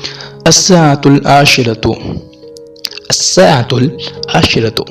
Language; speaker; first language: Arabic; non-native, fluent; Urdu